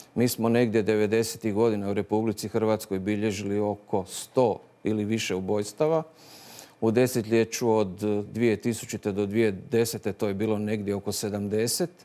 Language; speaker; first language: Croatian; native; Croatian